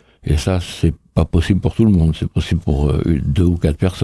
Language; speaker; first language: French; native; French